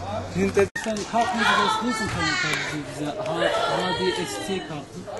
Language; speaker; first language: German; early bilingual, other home language; Turkish